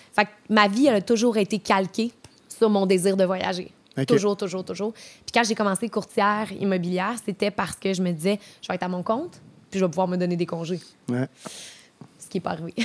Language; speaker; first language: French; native; French